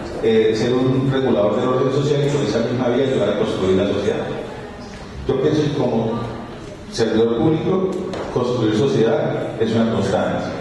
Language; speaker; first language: Spanish; native; Spanish